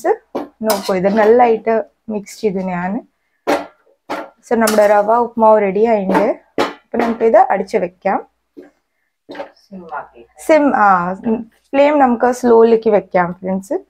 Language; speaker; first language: Malayalam; non-native, learner; Hindi